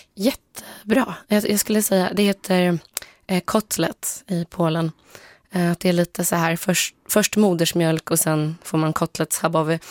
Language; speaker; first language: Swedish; early bilingual, other home language; Polish